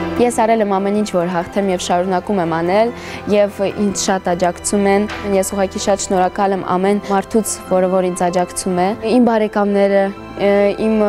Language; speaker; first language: Armenian; early bilingual, heritage; Armenian